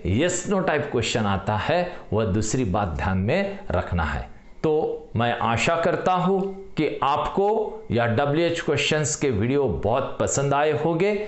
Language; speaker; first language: Hindi; non-native, local second language; Marathi